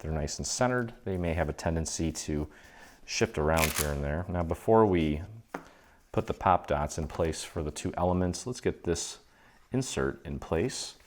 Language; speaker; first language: English; native; English